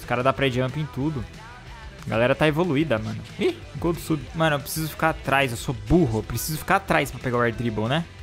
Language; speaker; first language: Portuguese; native; Portuguese